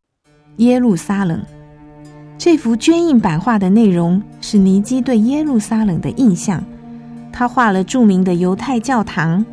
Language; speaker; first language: Chinese; native; Chinese